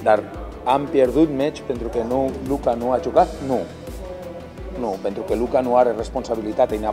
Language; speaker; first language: Romanian; non-native, learner; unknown